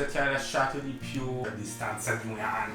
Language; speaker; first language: Italian; native; Italian